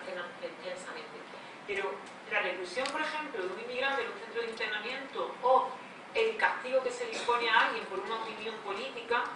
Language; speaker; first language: Spanish; native; Spanish